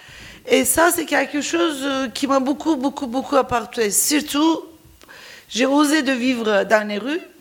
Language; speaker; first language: French; non-native, fluent; Turkish